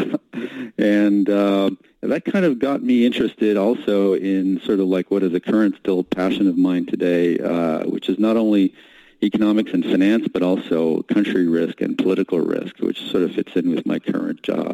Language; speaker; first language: English; native; English